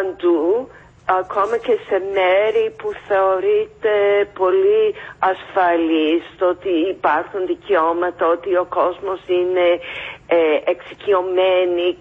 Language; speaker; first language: Greek; non-native, fluent; English